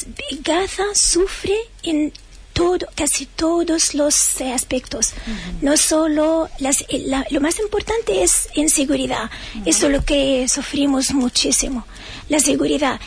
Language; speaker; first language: Spanish; non-native, fluent; Arabic